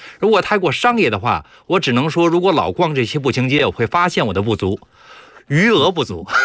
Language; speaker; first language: Chinese; native; Chinese